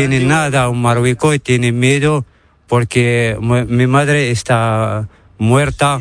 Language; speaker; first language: Spanish; non-native, learner; Arabic